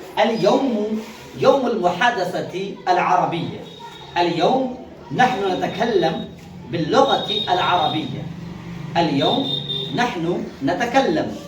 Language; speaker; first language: Arabic; non-native, fluent; Urdu